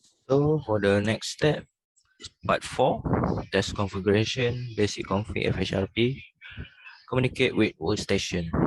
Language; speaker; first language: English; non-native, local second language; Malay